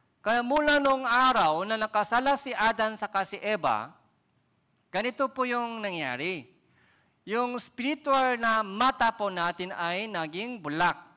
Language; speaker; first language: Filipino; non-native, fluent; Korean